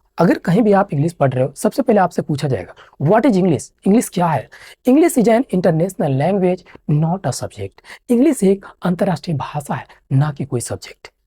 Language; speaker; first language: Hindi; native; Hindi